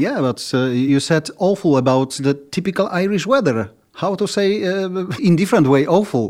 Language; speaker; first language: English; non-native, fluent; Polish